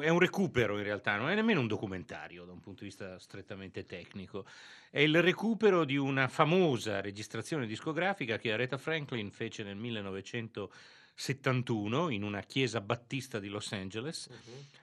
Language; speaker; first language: Italian; native; Italian